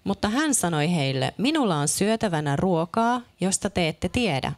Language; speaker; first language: Finnish; native; Finnish